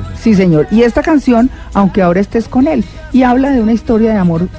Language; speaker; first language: Spanish; native; Spanish